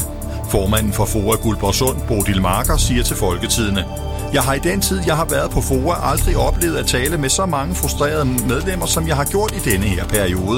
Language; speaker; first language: Danish; native; Danish